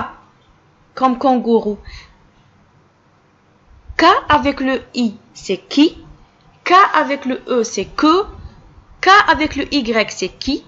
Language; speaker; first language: French; non-native, local second language; Arabic